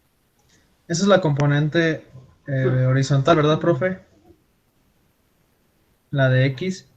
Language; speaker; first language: Spanish; native; Spanish